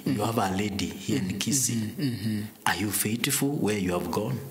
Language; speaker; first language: English; non-native, local second language; Gusii